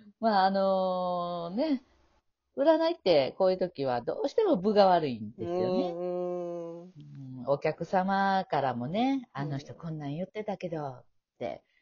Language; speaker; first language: Japanese; native; Japanese